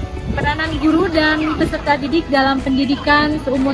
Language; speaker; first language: Indonesian; native; Indonesian